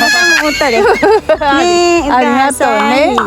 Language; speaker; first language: Japanese; non-native, learner; Filipino